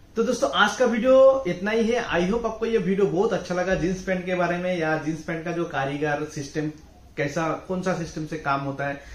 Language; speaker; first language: Hindi; non-native, local second language; Bangla